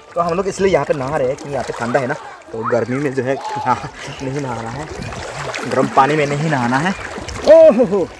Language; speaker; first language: Hindi; native; Hindi